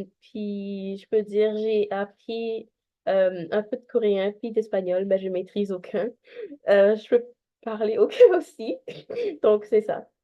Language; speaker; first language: French; early bilingual, other home language; Haitian Creole